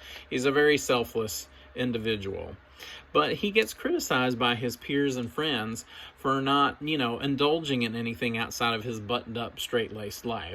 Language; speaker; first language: English; native; English